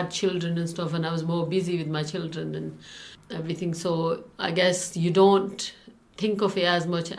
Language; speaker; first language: English; non-native, local second language; Urdu